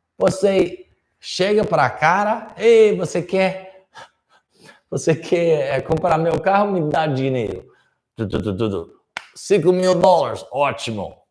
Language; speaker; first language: Portuguese; non-native, fluent; English